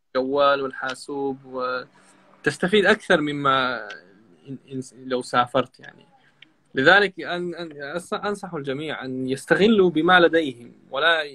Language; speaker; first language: Arabic; non-native, fluent; Chechen